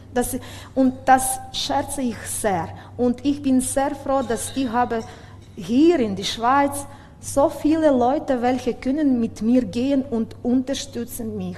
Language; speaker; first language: German; non-native, learner; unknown